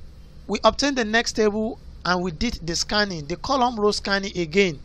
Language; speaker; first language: English; non-native, local second language; Yoruba